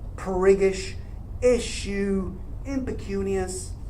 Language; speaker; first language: Spanish; early bilingual, heritage; Spanish